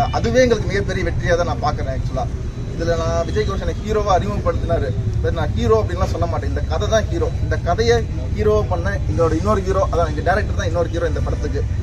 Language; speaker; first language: Tamil; native; Tamil